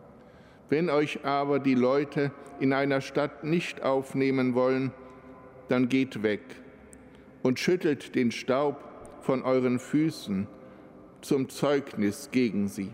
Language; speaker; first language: German; native; German